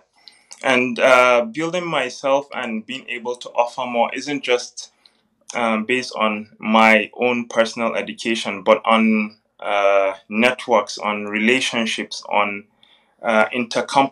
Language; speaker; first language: English; non-native, local second language; Hausa